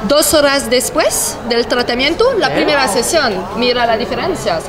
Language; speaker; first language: Spanish; non-native, learner; French